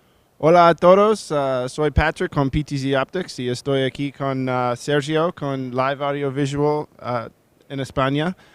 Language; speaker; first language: Spanish; non-native, learner; English